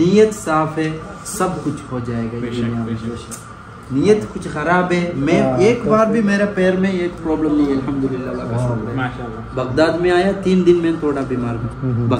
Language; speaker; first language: Hindi; non-native, local second language; Malayalam